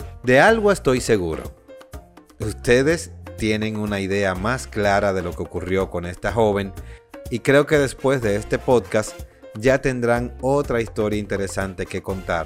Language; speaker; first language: Spanish; native; Spanish